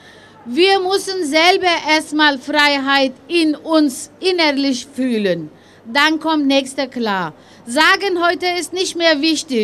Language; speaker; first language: German; early bilingual, other home language; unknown